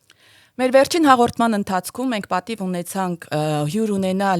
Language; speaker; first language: Armenian; early bilingual, heritage; Armenian